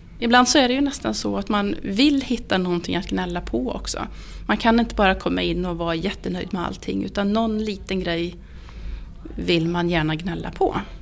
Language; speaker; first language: Swedish; native; Swedish